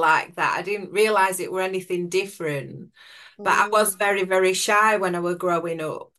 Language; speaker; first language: English; native; English